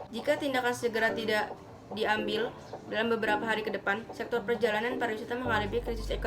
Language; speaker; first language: Indonesian; native; Indonesian